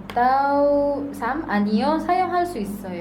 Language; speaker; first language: Korean; non-native, fluent; Indonesian